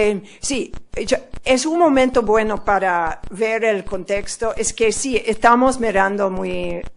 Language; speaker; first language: Spanish; non-native, fluent; English